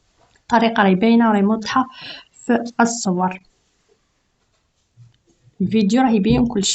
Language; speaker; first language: Arabic; native; Arabic